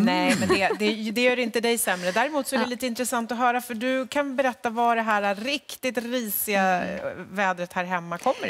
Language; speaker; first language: Swedish; native; Swedish